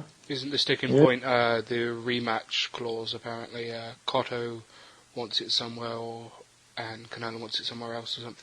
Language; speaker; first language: English; native; English